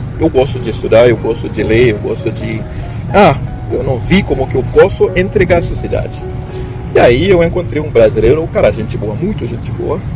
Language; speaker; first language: Portuguese; non-native, fluent; Haitian Creole